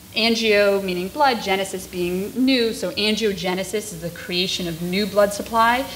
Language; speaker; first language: English; native; English